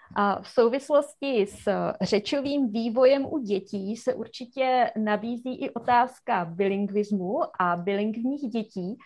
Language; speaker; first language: Czech; native; Czech